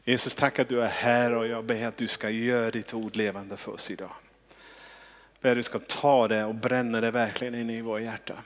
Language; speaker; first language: Swedish; non-native, fluent; English